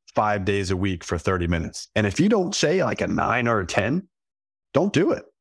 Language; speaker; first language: English; native; English